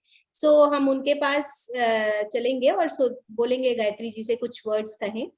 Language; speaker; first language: Hindi; native; Hindi